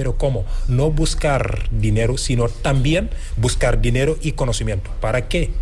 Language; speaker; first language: Spanish; non-native, fluent; Wolof